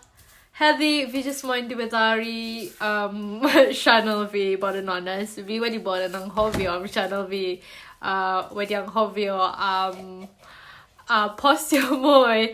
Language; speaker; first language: Welsh; non-native, learner; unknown